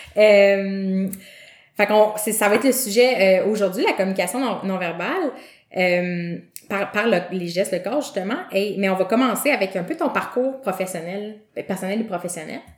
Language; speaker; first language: French; native; French